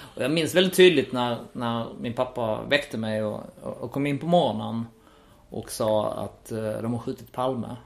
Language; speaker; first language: Swedish; native; Swedish